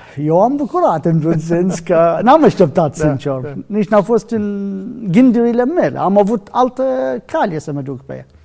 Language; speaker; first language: Romanian; non-native, learner; Arabic